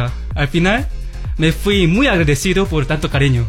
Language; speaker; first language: Spanish; non-native, learner; Korean